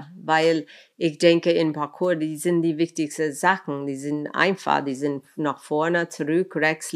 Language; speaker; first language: German; non-native, fluent; English